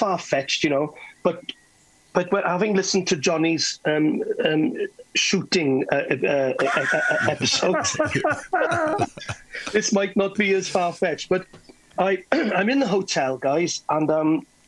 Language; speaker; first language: English; native; English